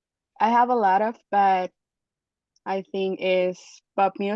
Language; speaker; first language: English; non-native, learner; Spanish